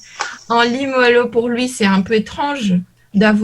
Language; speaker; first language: French; non-native, learner; Portuguese